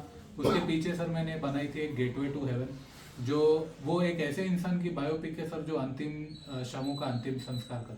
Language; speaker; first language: Hindi; native; Hindi